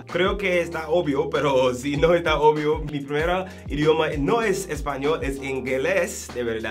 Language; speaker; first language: Spanish; non-native, learner; English